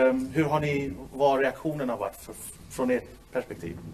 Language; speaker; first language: Swedish; native; Swedish